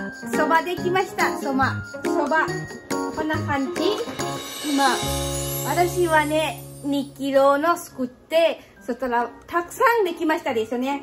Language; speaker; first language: Japanese; non-native, learner; Lao